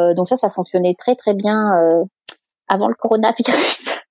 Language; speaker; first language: French; native; French